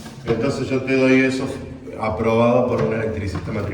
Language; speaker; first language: Spanish; native; Spanish